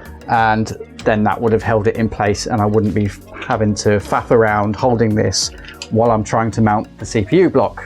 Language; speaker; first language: English; native; English